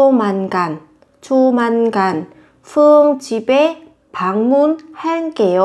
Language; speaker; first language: Korean; non-native, fluent; Vietnamese